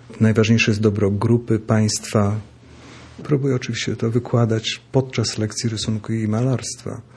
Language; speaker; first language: Polish; native; Polish